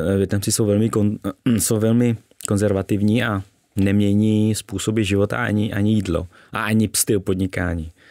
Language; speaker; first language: Czech; early bilingual, other home language; Vietnamese